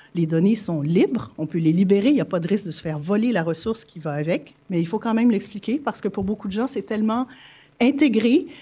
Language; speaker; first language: French; native; French